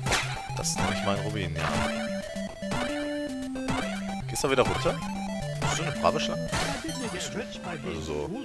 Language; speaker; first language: German; native; German